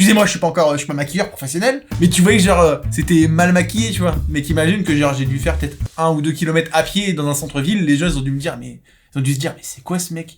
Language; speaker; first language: French; native; French